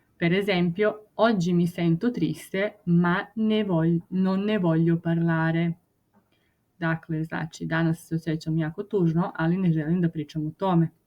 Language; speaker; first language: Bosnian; non-native, fluent; Italian